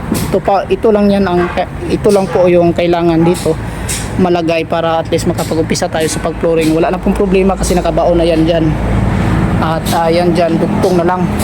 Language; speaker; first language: Filipino; non-native, local second language; Cebuano